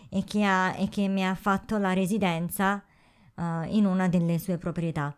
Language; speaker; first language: Italian; native; Italian